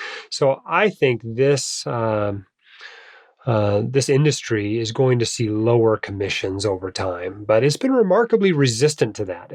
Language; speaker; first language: English; native; English